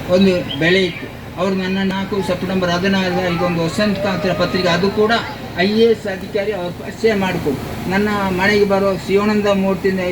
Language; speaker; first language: Kannada; native; Kannada